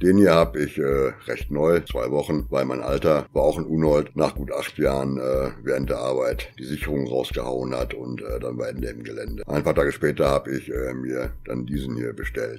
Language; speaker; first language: German; native; German